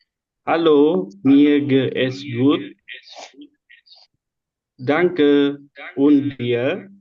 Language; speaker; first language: German; non-native, learner; Indonesian